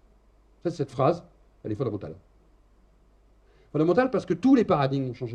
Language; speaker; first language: French; native; French